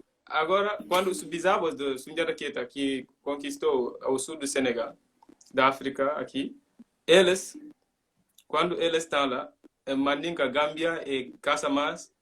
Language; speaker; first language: Portuguese; non-native, learner; Mandingo